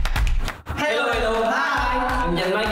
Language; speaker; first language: English; non-native, local second language; Filipino